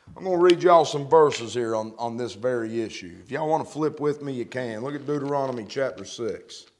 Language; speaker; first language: English; native; English